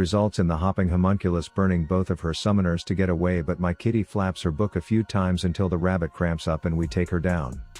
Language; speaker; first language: English; native; English